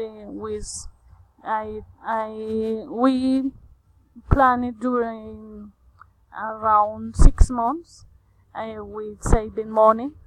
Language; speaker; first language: English; non-native, learner; Spanish